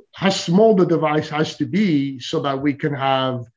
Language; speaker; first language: English; non-native, fluent; French